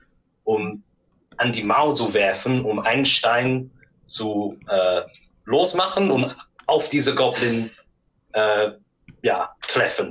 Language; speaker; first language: German; non-native, learner; English